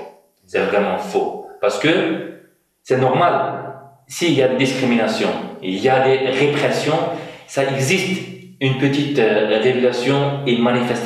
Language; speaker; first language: French; non-native, fluent; Uyghur